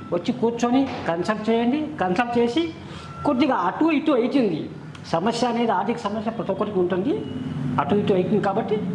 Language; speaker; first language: Telugu; native; Telugu